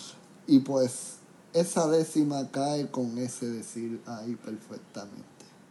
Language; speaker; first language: Spanish; native; Spanish